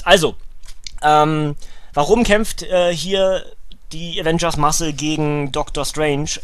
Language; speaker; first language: German; native; German